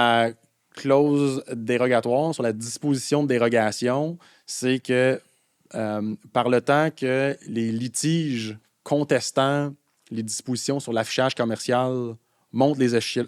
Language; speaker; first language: French; native; French